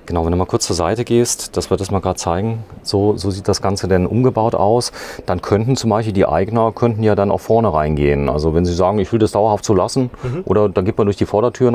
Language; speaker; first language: German; native; German